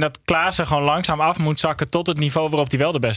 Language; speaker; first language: Dutch; native; Dutch